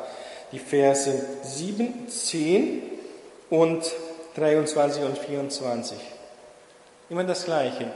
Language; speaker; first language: German; non-native, fluent; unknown